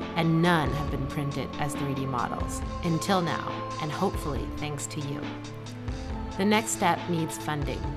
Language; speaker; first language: English; native; English